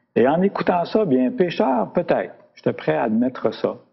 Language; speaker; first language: French; native; French